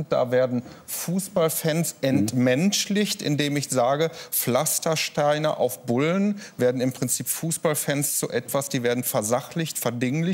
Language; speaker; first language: German; native; German